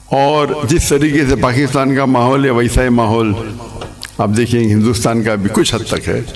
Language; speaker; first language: Urdu; non-native, local second language; English